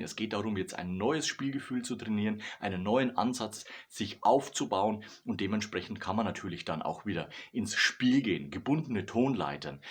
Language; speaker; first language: German; native; German